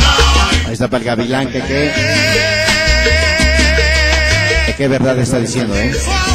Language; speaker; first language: Spanish; native; Spanish